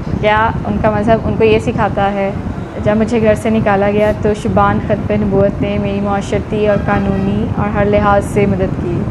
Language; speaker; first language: Urdu; native; Urdu